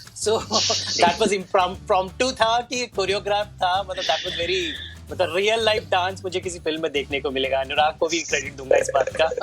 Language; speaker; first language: Hindi; native; Hindi